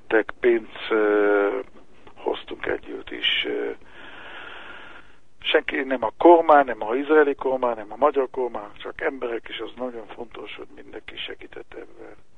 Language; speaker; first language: Hungarian; early bilingual, heritage; Hebrew